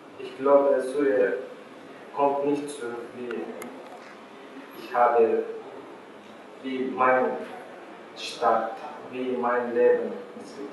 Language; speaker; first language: German; non-native, learner; Arabic